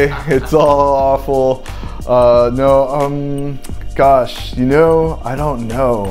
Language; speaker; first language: English; native; English